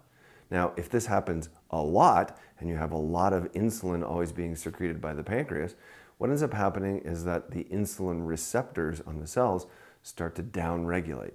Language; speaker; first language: English; native; English